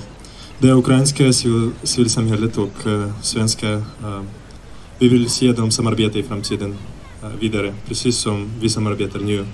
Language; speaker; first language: Swedish; non-native, fluent; Ukrainian